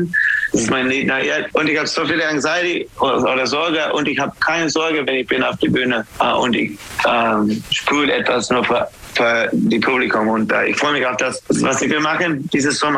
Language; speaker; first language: German; non-native, learner; English